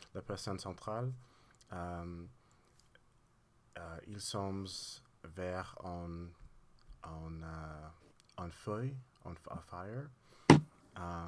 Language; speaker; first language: French; non-native, learner; English